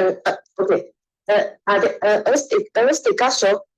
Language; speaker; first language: Spanish; non-native, learner; Chinese